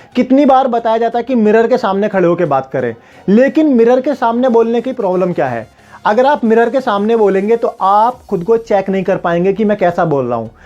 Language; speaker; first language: Hindi; native; Hindi